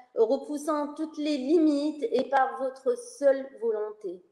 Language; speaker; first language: French; non-native, local second language; Arabic